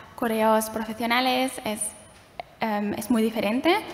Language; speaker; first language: Spanish; non-native, fluent; German